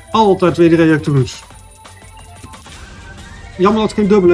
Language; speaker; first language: Dutch; native; Dutch